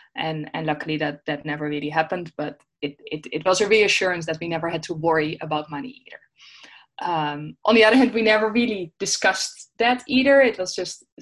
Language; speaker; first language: English; non-native, fluent; Dutch